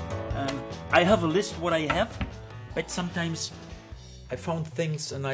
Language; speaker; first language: English; non-native, learner; German